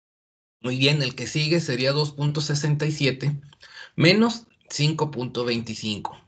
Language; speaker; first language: Spanish; native; Spanish